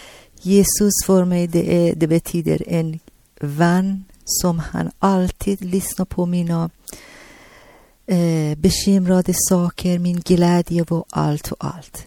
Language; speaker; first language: Swedish; non-native, learner; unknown